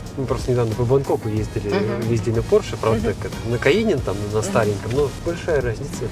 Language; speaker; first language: Russian; native; Russian